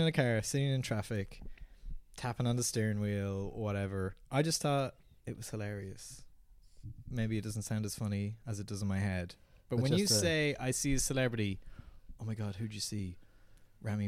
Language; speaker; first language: English; native; English